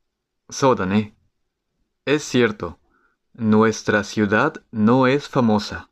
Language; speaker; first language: Spanish; non-native, fluent; Japanese